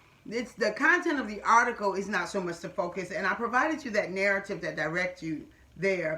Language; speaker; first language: English; native; English